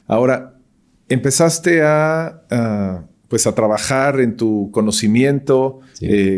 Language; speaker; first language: Spanish; native; Spanish